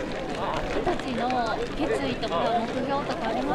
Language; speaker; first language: Japanese; native; Japanese